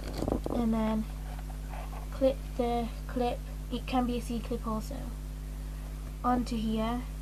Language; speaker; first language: English; native; English